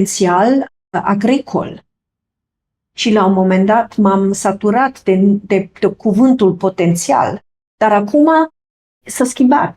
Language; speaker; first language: Romanian; non-native, fluent; German